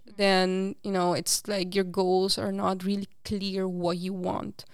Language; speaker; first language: English; non-native, fluent; Papiamento